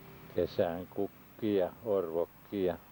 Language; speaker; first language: Finnish; native; Finnish